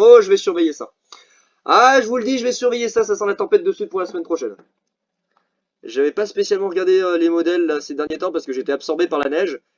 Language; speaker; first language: French; native; French